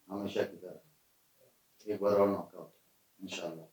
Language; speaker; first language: Hindi; non-native, fluent; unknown